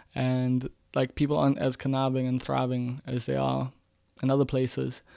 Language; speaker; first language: English; native; English